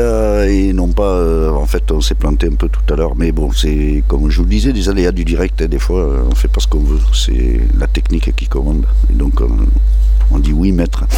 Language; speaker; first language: French; native; French